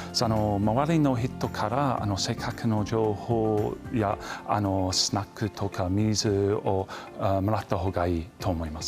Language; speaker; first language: Japanese; non-native, fluent; English